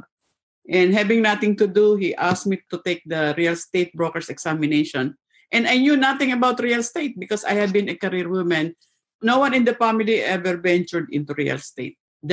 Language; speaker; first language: English; non-native, local second language; Filipino